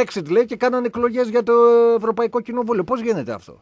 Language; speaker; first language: Greek; native; Greek